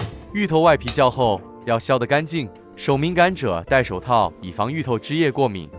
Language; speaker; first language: Chinese; native; Chinese